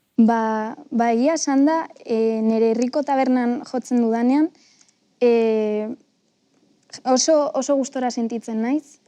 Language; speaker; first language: Basque; non-native, local second language; Spanish